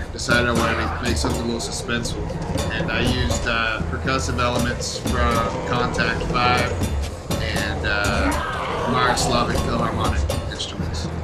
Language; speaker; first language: English; native; English